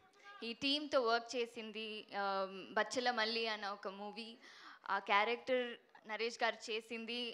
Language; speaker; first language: Telugu; non-native, fluent; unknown